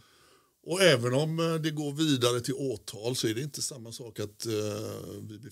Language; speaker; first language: Swedish; native; Swedish